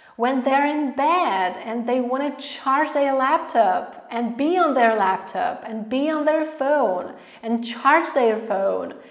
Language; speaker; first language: English; non-native, fluent; Polish